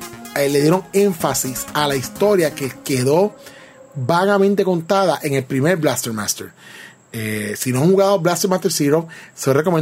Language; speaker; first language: Spanish; native; Spanish